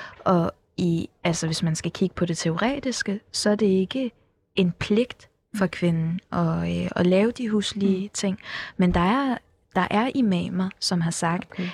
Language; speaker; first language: Danish; early bilingual, other home language; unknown